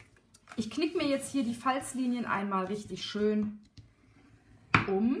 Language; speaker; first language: German; native; German